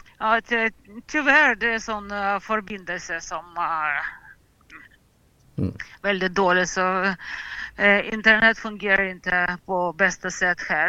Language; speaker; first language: Swedish; non-native, fluent; Russian